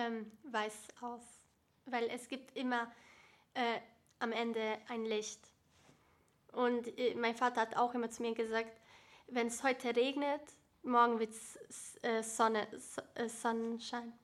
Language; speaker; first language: German; early bilingual, other home language; Bosnian